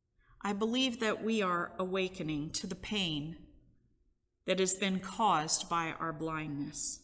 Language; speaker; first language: English; native; English